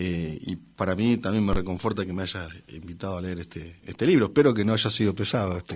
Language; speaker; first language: Spanish; native; Spanish